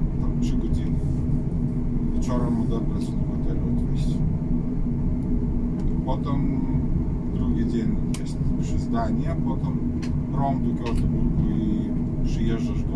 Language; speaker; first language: Polish; non-native, learner; Russian